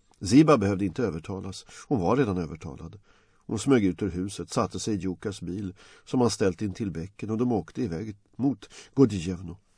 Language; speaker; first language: Swedish; non-native, fluent; Bosnian